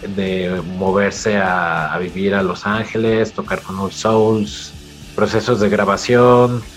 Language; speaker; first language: English; non-native, fluent; Spanish